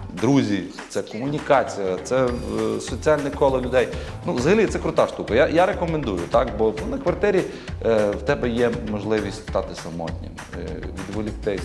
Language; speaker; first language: Ukrainian; native; Ukrainian